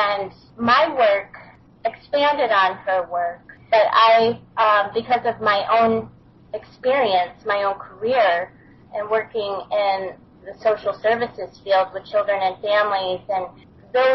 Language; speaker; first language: English; native; English